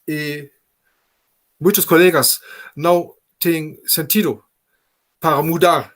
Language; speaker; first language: Portuguese; non-native, fluent; German